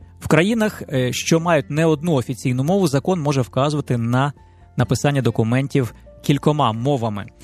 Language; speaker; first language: Ukrainian; native; Ukrainian